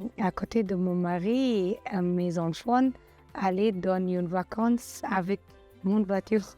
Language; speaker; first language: French; non-native, learner; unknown